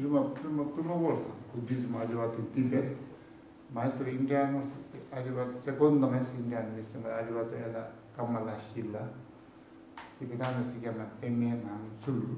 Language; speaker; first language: Italian; non-native, learner; Tibetan